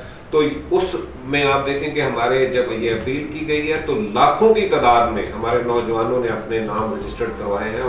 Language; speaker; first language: Urdu; native; Urdu